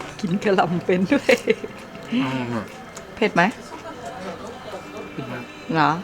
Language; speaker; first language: Thai; native; Thai